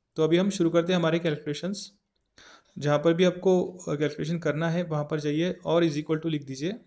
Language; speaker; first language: Hindi; native; Hindi